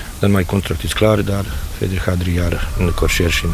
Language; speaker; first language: Dutch; non-native, learner; Bosnian